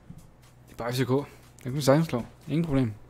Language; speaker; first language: Danish; native; Danish